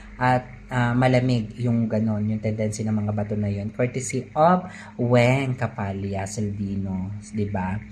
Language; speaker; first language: Filipino; native; Filipino